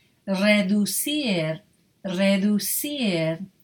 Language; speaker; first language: Spanish; non-native, fluent; English